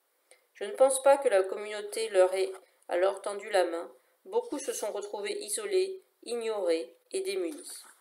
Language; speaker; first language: French; native; French